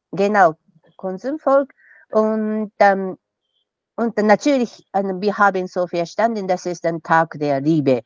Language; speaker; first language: German; non-native, fluent; Japanese